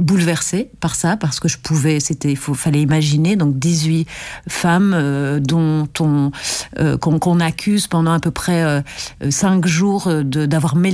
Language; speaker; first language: French; native; French